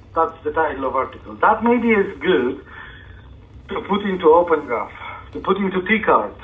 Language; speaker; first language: English; non-native, fluent; Polish